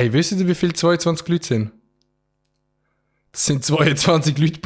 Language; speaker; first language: German; native; German